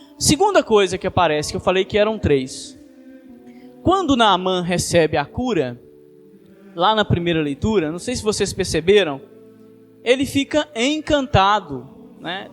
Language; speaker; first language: Portuguese; native; Portuguese